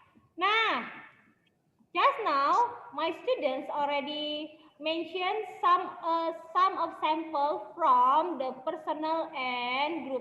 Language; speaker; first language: English; non-native, learner; Indonesian